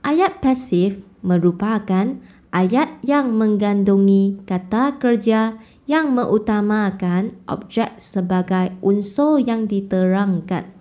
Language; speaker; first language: Malay; non-native, local second language; Chinese